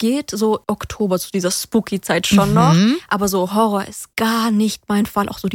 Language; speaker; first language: German; native; German